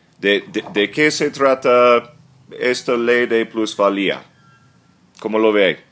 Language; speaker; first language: Spanish; non-native, fluent; English